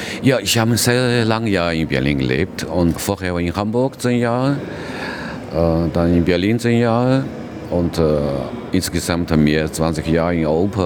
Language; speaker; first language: German; non-native, learner; Chinese